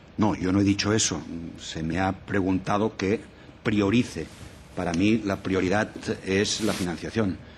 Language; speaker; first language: Spanish; native; Spanish